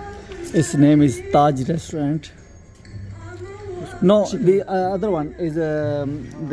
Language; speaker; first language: English; non-native, learner; Spanish